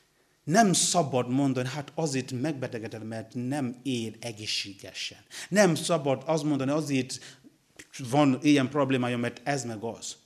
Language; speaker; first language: Hungarian; non-native, learner; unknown